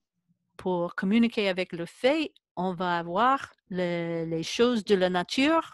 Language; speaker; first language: French; non-native, learner; English